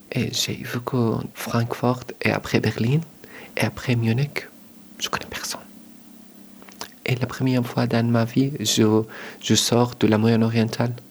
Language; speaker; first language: French; non-native, learner; Arabic